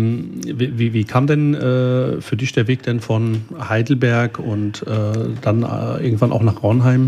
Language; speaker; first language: German; early bilingual, other home language; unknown